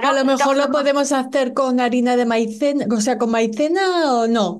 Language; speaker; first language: Spanish; native; Spanish